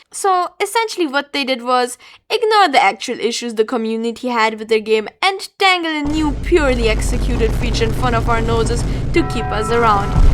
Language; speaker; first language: English; native; English